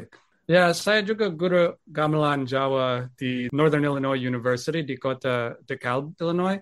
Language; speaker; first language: Indonesian; non-native, learner; English